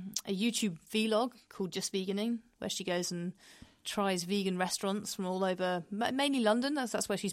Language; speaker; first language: English; native; English